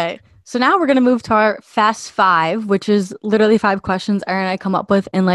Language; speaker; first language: English; native; English